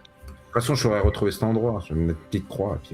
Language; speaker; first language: French; native; French